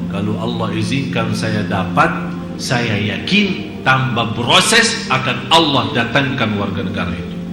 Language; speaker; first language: Indonesian; non-native, fluent; Arabic